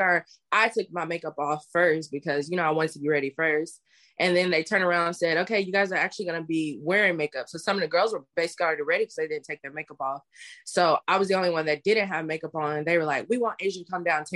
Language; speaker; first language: English; native; English